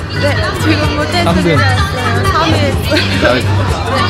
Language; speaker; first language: Korean; non-native, fluent; Mongolian